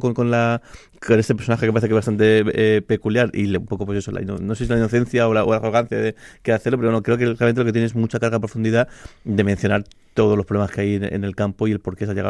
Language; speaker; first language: Spanish; native; Spanish